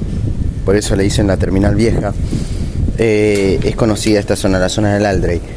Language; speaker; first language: Spanish; native; Spanish